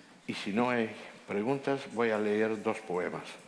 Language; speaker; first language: Spanish; non-native, fluent; Dutch